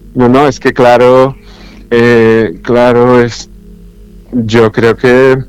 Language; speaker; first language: Spanish; native; Spanish